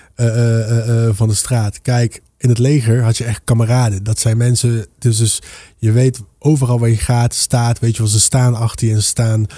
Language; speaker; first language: Dutch; early bilingual, other home language; Papiamento